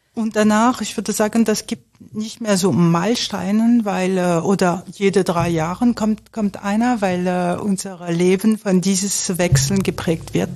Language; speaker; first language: German; non-native, fluent; French